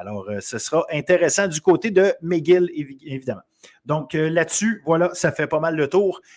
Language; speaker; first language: French; native; French